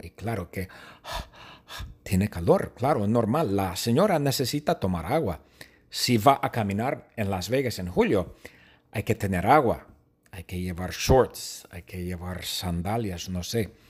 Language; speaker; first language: Spanish; non-native, fluent; English